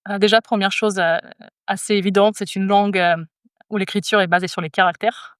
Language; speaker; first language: French; non-native, fluent; Russian